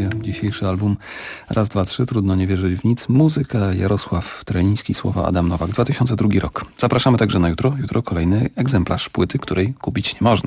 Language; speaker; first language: Polish; native; Polish